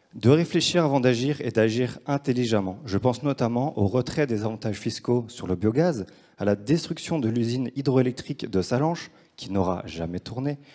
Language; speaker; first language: French; native; French